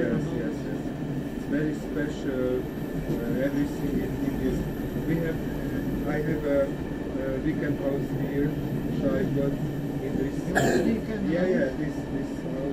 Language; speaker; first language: English; non-native, learner; Hungarian